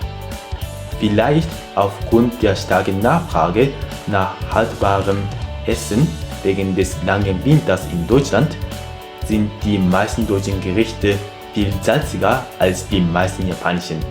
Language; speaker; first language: German; non-native, fluent; Japanese